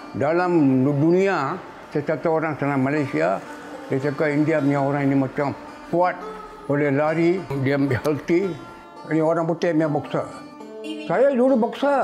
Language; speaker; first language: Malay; non-native, local second language; Tamil